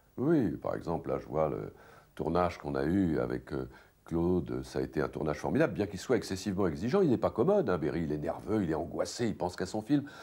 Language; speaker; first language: French; native; French